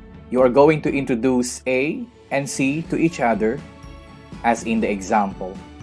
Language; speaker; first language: English; non-native, local second language; Filipino